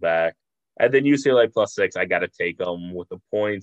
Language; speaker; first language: English; native; English